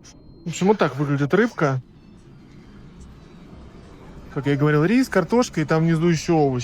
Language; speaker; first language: Russian; native; Russian